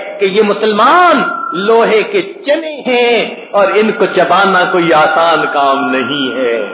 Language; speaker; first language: Urdu; non-native, local second language; Punjabi